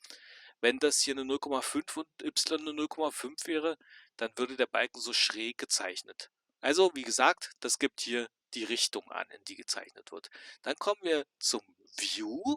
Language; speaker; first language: German; native; German